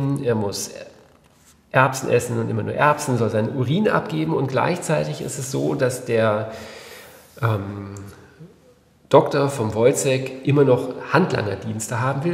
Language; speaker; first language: German; native; German